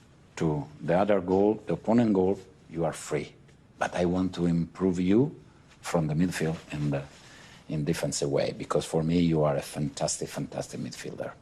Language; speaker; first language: English; non-native, fluent; Italian